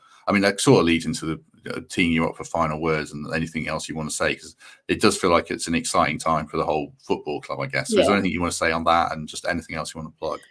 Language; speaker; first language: English; native; English